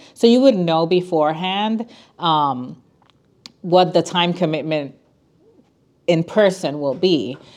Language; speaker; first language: English; non-native, fluent; Spanish